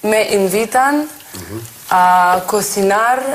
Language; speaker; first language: Spanish; non-native, learner; Russian